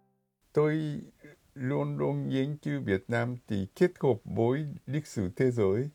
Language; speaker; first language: Vietnamese; non-native, fluent; Japanese